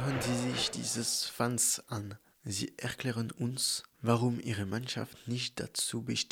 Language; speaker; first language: German; native; German